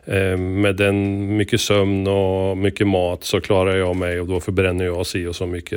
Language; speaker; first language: Swedish; native; Swedish